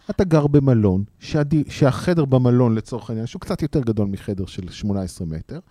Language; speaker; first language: Hebrew; native; Hebrew